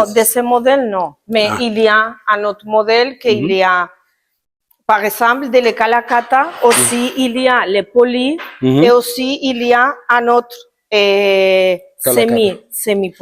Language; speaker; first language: French; non-native, learner; Spanish